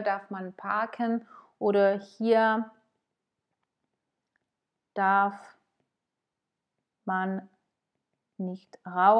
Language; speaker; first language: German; non-native, fluent; French